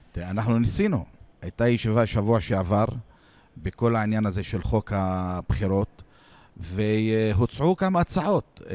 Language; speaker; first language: Hebrew; non-native, local second language; Arabic